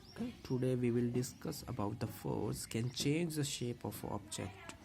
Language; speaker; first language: English; non-native, local second language; Gujarati